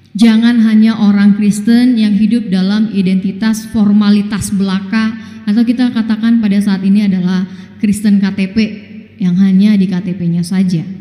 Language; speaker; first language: Indonesian; non-native, local second language; Batak Toba